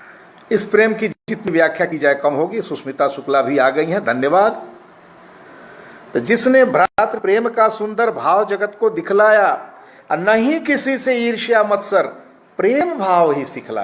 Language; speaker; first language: Hindi; native; Hindi